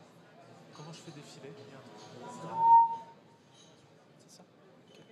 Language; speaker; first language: French; native; French